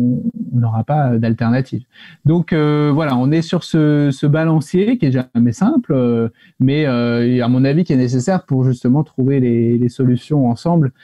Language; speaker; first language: French; native; French